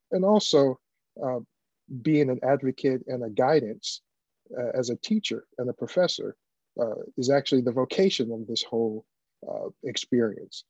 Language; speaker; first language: English; native; English